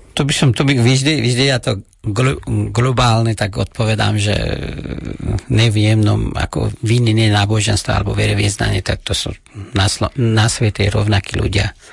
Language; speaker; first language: Slovak; non-native, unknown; Persian